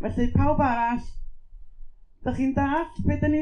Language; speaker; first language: Welsh; native; Welsh